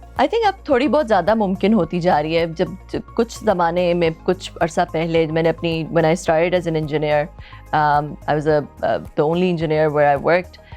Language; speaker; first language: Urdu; native; Urdu